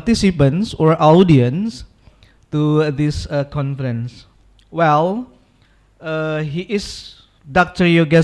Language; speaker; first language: English; non-native, local second language; Indonesian